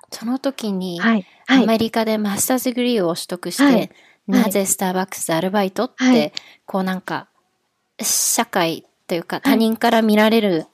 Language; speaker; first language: Japanese; native; Japanese